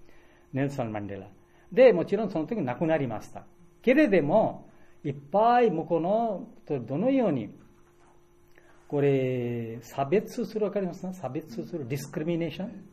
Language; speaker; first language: Japanese; non-native, fluent; Bangla